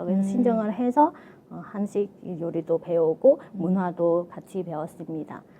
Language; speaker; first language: Korean; non-native, fluent; Vietnamese